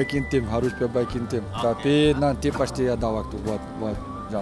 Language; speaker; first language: Indonesian; non-native, learner; Portuguese